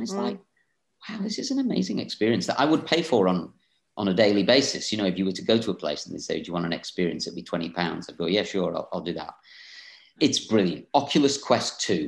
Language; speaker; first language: English; native; English